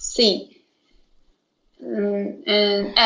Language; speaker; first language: English; non-native, learner; Chinese